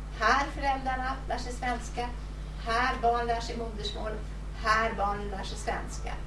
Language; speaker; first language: Swedish; native; Swedish